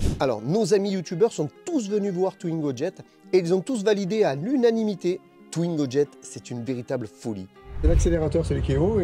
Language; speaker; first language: French; native; French